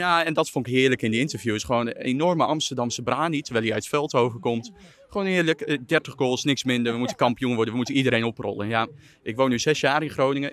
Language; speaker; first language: Dutch; native; Dutch